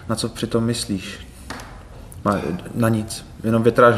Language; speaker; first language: Czech; native; Czech